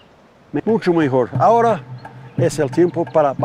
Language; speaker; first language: Spanish; non-native, fluent; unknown